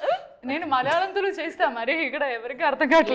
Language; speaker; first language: Telugu; non-native, learner; Malayalam